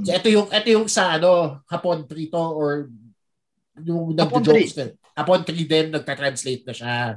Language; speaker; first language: Filipino; native; Filipino